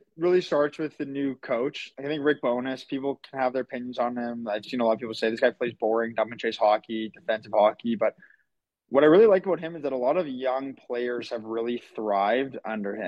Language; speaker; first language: English; native; English